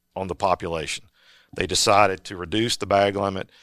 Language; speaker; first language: English; native; English